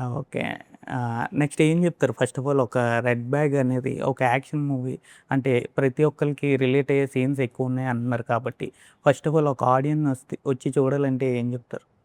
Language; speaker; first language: Telugu; native; Telugu